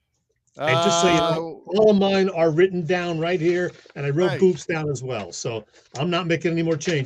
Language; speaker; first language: English; native; English